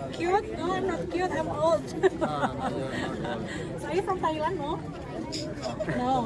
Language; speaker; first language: English; non-native, learner; Indonesian